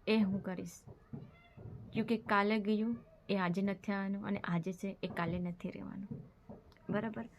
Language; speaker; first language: Gujarati; non-native, local second language; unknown